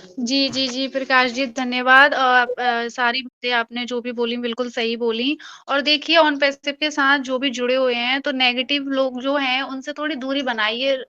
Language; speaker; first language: Hindi; native; Hindi